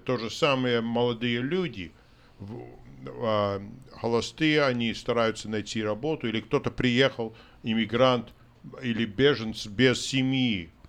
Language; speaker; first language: Russian; non-native, fluent; English